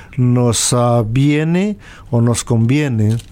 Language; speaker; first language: Spanish; native; Spanish